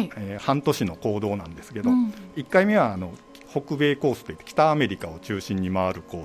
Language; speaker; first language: Japanese; native; Japanese